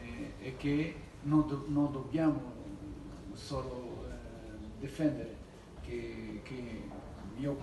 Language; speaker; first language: Italian; non-native, learner; Portuguese